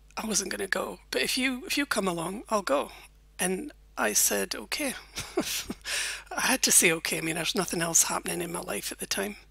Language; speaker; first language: English; native; English